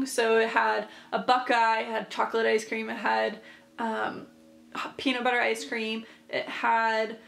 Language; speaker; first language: English; native; English